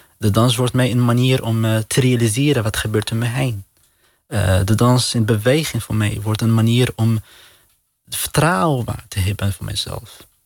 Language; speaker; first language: Dutch; non-native, learner; Arabic